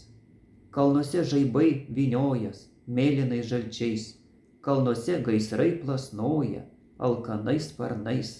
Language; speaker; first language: Lithuanian; native; Lithuanian